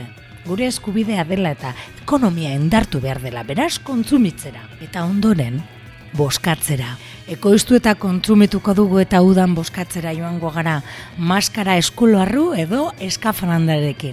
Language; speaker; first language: Basque; native; Basque